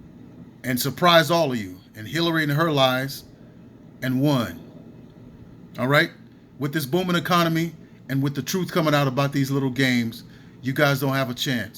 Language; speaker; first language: English; native; English